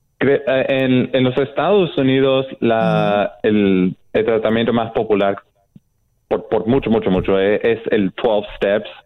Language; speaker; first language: Spanish; non-native, fluent; English